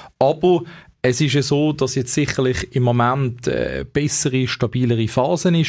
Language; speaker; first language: German; native; German